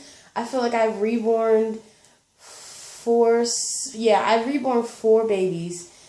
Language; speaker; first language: English; native; English